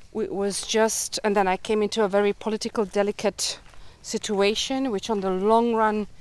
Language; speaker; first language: English; early bilingual, heritage; German